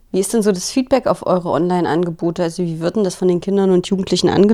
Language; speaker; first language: German; native; German